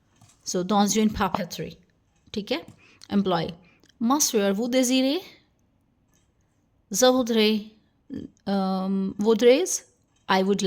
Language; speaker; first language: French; non-native, fluent; Hindi